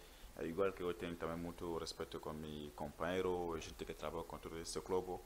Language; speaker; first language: Portuguese; non-native, learner; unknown